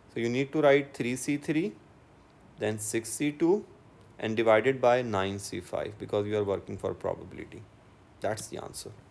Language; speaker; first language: English; non-native, local second language; Urdu